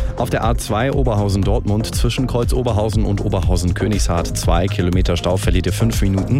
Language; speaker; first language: German; native; German